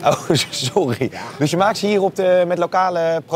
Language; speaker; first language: Dutch; native; Dutch